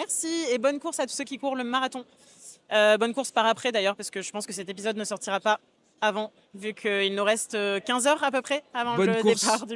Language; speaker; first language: French; native; French